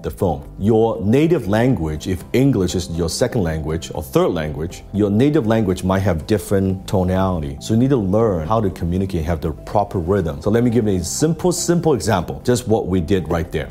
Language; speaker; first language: English; non-native, local second language; Cantonese